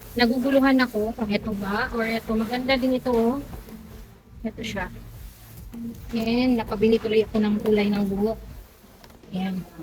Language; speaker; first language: Filipino; non-native, local second language; Cebuano